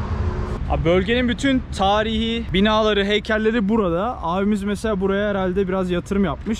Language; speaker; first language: Turkish; native; Turkish